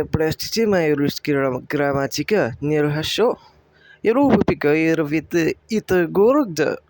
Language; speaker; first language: Russian; non-native, learner; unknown